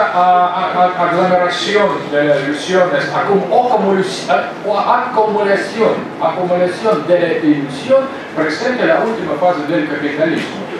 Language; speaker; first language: Spanish; non-native, fluent; Russian